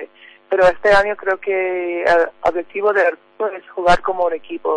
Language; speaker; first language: Spanish; non-native, learner; English